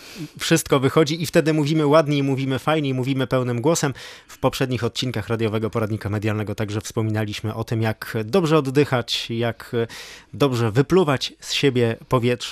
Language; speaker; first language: Polish; native; Polish